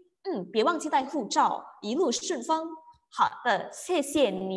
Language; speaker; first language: Chinese; non-native, fluent; Indonesian